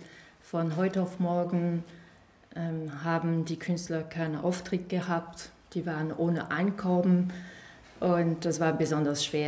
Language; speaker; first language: German; non-native, fluent; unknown